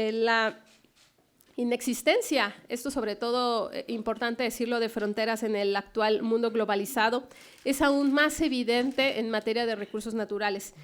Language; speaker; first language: Spanish; native; Spanish